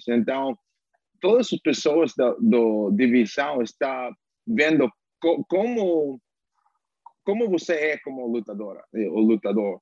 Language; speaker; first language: Portuguese; non-native, learner; English